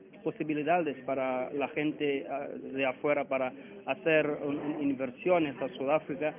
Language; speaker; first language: Spanish; non-native, learner; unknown